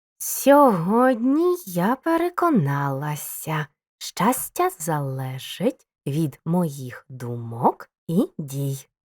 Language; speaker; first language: Ukrainian; native; Ukrainian